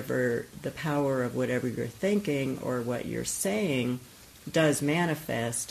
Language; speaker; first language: English; native; English